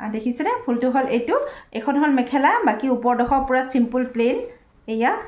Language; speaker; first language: Assamese; non-native, local second language; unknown